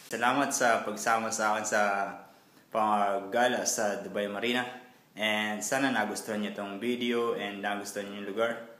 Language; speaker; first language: Filipino; native; Filipino